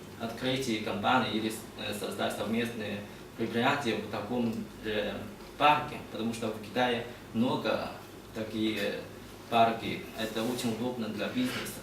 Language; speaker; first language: Russian; non-native, learner; Chinese